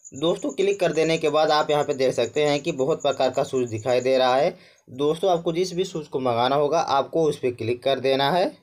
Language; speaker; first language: Hindi; native; Hindi